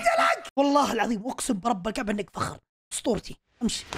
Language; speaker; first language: Arabic; native; Arabic